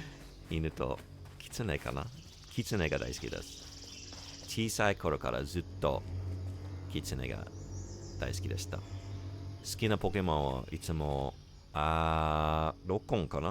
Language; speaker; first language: Japanese; non-native, learner; English